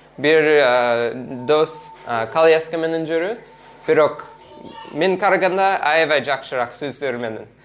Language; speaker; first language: Kyrgyz; non-native, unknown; English